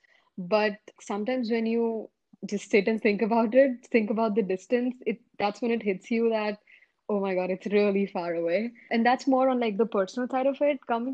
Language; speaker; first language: English; non-native, local second language; Hindi